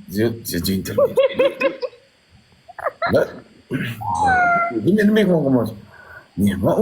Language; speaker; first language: Russian; non-native, learner; Uzbek